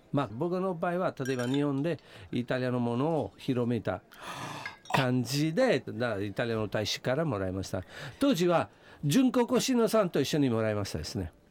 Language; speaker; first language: Japanese; non-native, fluent; Italian